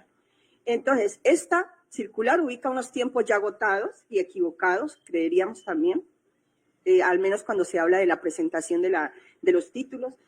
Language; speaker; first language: Spanish; native; Spanish